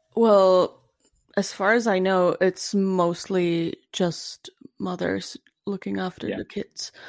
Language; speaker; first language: English; non-native, fluent; Czech